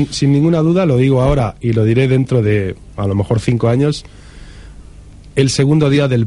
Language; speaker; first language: Spanish; native; Spanish